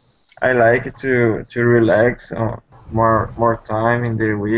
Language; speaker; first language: English; non-native, learner; Portuguese